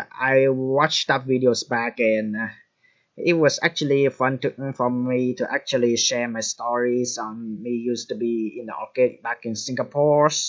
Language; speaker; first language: English; non-native, fluent; Vietnamese